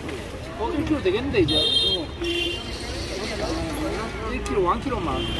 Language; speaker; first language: Korean; native; Korean